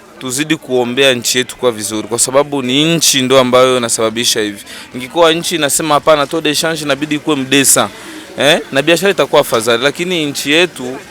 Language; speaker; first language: Swahili; native; Swahili